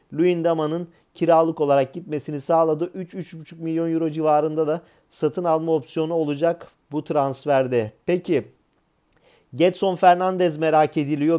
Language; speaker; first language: Turkish; native; Turkish